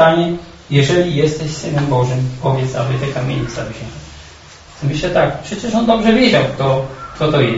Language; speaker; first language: Polish; native; Polish